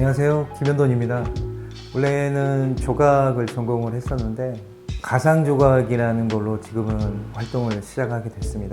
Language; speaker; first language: Korean; native; Korean